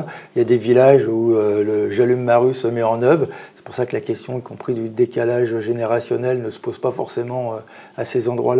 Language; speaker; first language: French; native; French